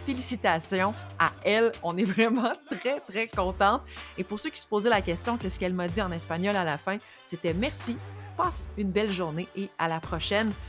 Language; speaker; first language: French; native; French